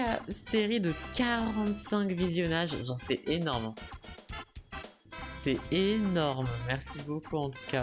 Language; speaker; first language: French; native; French